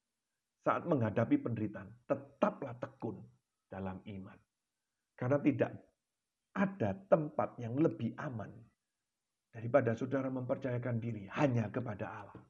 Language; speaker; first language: Indonesian; native; Indonesian